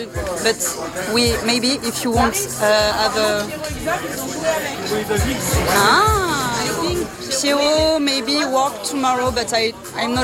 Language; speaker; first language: English; non-native, learner; French